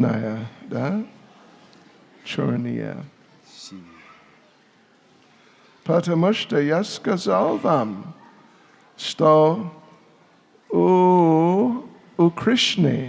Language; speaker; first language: Russian; non-native, learner; English